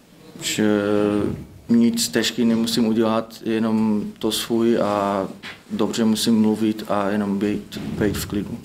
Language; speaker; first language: Czech; non-native, fluent; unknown